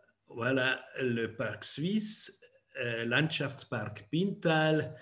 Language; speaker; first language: French; non-native, fluent; German